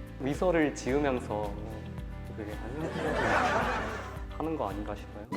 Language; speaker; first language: Korean; non-native, fluent; Chinese